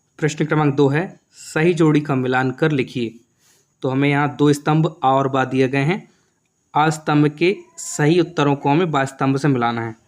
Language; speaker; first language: Hindi; native; Hindi